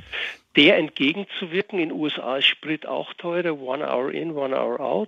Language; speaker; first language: German; native; German